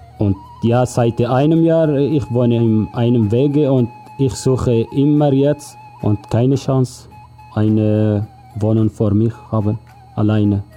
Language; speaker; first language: German; non-native, learner; Kurdish